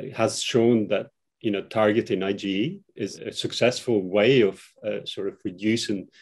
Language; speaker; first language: English; non-native, fluent; Albanian